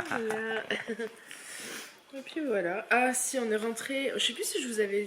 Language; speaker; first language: French; native; French